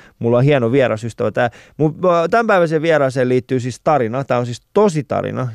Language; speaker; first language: Finnish; early bilingual, other home language; Persian